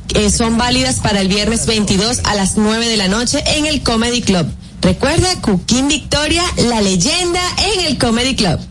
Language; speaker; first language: Spanish; native; Spanish